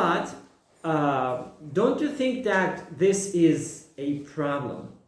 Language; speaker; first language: English; non-native, fluent; Persian